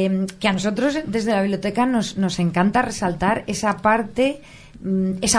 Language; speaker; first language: Spanish; native; Spanish